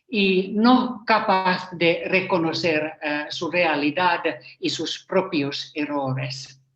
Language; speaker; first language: Spanish; non-native, fluent; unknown